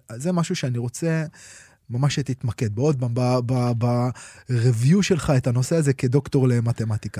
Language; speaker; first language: Hebrew; native; Hebrew